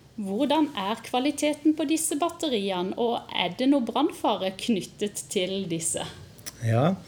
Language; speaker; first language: Norwegian; native; Norwegian